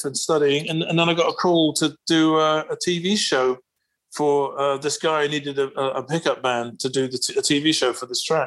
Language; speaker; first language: English; native; English